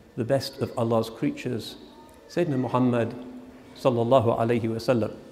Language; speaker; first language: English; native; English